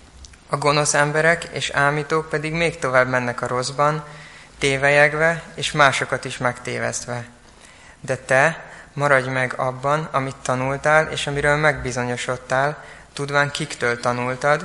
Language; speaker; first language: Hungarian; native; Hungarian